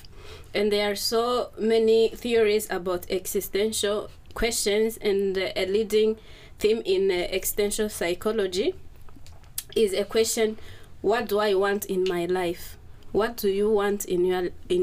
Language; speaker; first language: English; non-native, local second language; Kinyarwanda